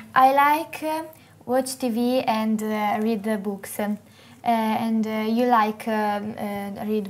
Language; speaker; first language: English; non-native, learner; Italian